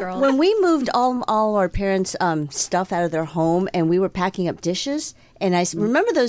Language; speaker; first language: English; native; English